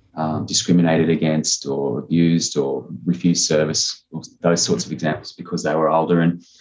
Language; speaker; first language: English; native; English